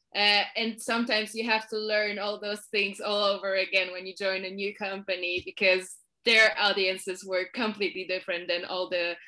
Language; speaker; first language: English; non-native, fluent; Polish